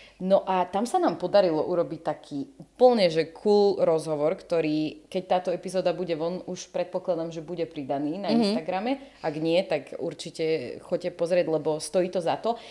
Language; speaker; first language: Slovak; native; Slovak